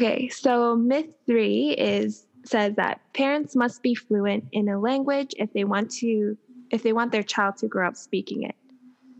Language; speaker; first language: English; native; English